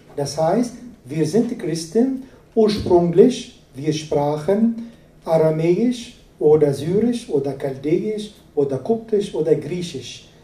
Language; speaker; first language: German; non-native, fluent; Arabic